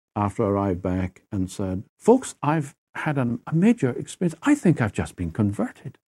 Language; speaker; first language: English; native; English